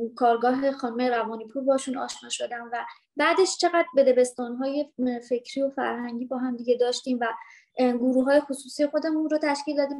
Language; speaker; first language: Persian; native; Persian